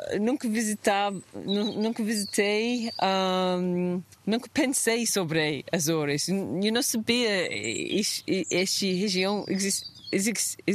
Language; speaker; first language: Portuguese; non-native, learner; English